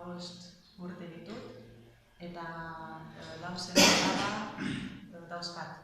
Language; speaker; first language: Basque; non-native, learner; Romanian